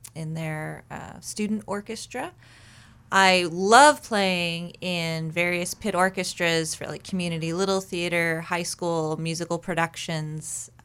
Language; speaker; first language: English; native; English